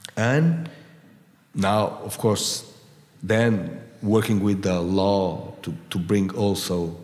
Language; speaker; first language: English; non-native, fluent; Portuguese